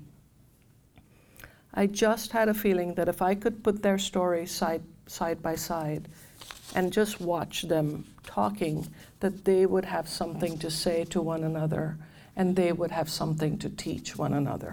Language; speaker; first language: English; non-native, local second language; Gujarati